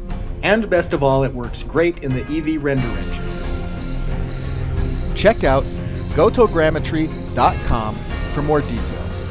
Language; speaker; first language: English; native; English